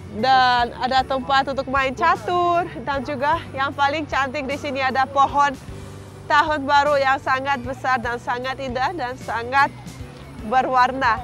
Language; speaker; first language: Indonesian; non-native, fluent; Russian